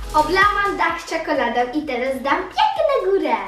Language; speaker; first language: Polish; early bilingual, heritage; Polish